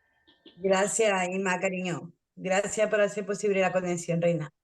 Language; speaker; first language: Spanish; native; Spanish